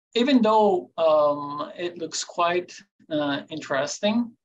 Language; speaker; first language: English; non-native, fluent; Turkish